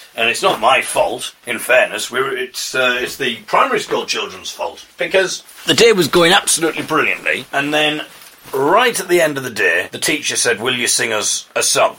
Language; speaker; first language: English; native; English